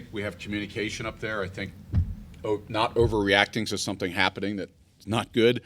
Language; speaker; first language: English; native; English